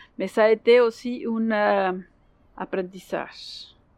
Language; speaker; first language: French; non-native, learner; Spanish